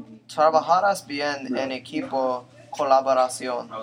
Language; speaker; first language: Spanish; non-native, learner; English